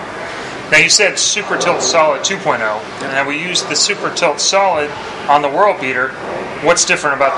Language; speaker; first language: English; native; English